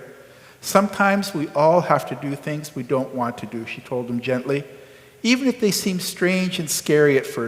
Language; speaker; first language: English; native; English